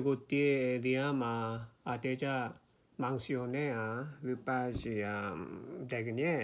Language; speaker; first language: French; non-native, learner; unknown